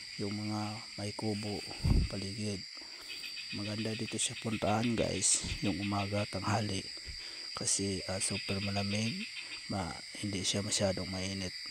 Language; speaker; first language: Filipino; non-native, local second language; Cebuano